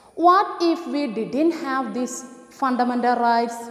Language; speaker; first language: English; non-native, local second language; Malayalam